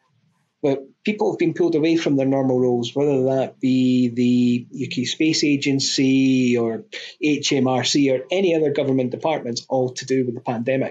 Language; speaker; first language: English; native; English